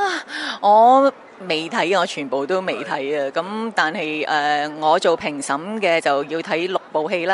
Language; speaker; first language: Chinese; native; Chinese